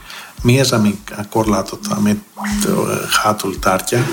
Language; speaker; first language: Hungarian; non-native, learner; Greek